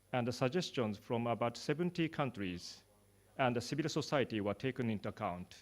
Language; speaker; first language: English; non-native, fluent; Japanese